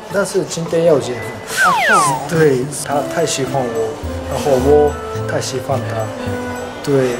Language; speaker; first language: Chinese; non-native, learner; Japanese